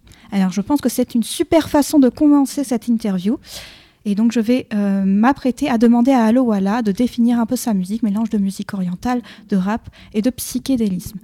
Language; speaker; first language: French; native; French